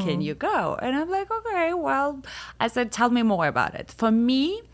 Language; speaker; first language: English; non-native, fluent; Russian